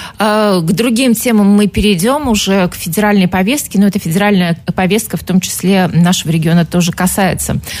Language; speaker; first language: Russian; native; Russian